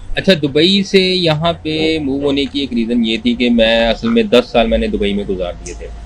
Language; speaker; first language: Urdu; non-native, local second language; Punjabi